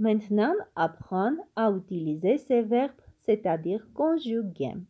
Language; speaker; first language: French; non-native, fluent; Armenian